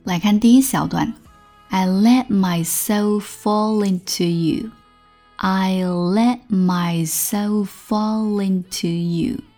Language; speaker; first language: English; non-native, fluent; Chinese